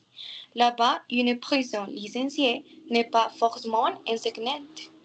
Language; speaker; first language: French; non-native, learner; Spanish